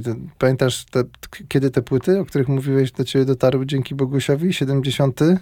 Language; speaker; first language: Polish; native; Polish